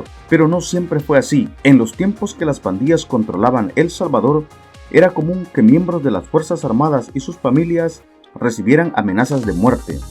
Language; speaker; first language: Spanish; native; Spanish